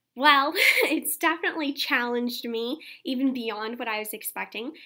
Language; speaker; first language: English; native; English